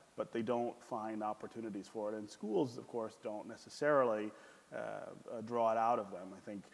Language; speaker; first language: English; native; English